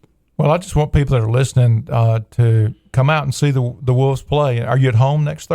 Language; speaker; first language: English; native; English